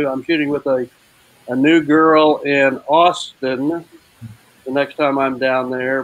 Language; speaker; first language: English; native; English